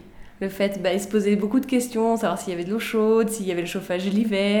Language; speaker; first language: French; native; French